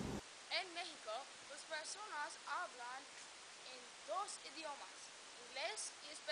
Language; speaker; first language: Spanish; non-native, learner; English